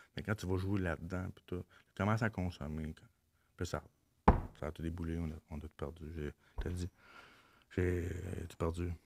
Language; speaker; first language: French; native; French